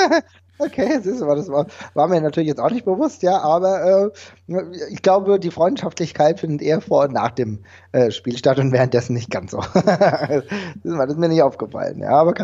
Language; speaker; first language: German; native; German